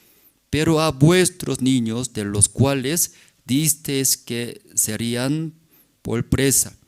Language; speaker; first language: Spanish; non-native, learner; Korean